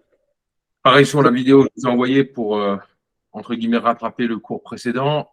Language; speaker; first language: French; native; French